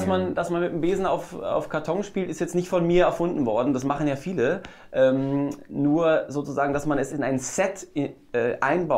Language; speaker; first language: German; native; German